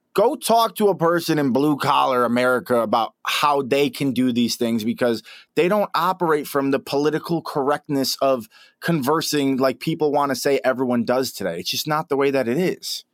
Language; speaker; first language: English; native; English